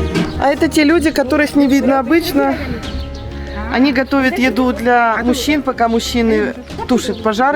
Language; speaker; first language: Russian; native; Russian